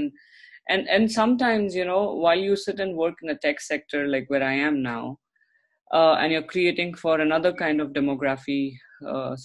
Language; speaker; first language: English; non-native, local second language; Hindi